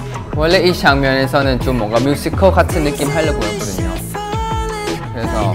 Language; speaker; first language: Korean; non-native, fluent; Thai